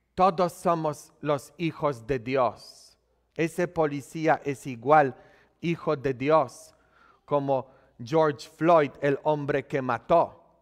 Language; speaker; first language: Spanish; non-native, fluent; Polish